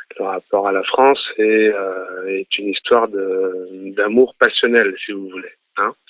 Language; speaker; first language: French; early bilingual, other home language; Arabic